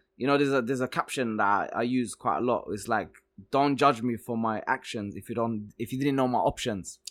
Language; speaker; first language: English; early bilingual, other home language; Arabic